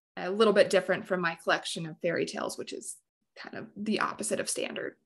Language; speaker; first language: English; native; English